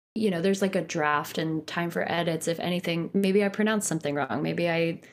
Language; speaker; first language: English; native; English